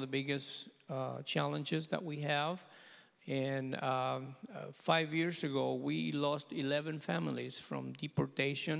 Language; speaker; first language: English; non-native, fluent; Spanish